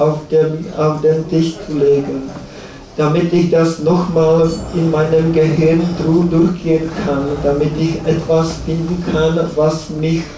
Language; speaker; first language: German; non-native, learner; Czech